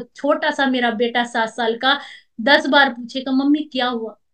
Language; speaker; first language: Hindi; native; Hindi